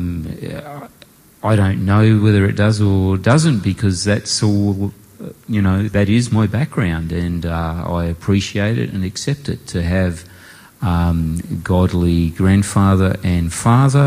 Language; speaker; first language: English; native; English